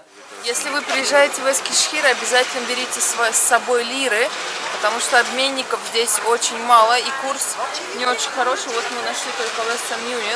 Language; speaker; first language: Russian; native; Russian